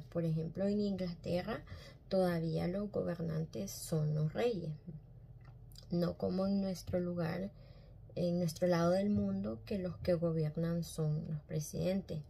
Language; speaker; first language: Spanish; native; Spanish